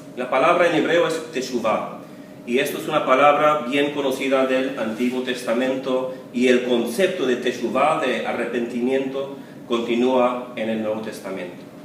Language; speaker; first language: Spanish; early bilingual, other home language; English